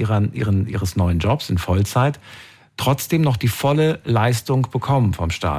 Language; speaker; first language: German; native; German